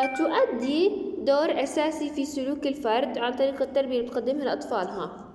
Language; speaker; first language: Arabic; native; Arabic